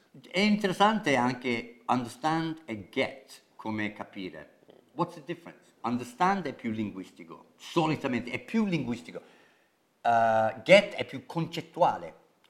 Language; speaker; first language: Italian; non-native, fluent; English